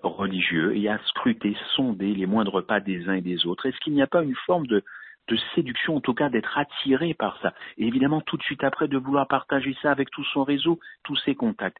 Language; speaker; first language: French; native; French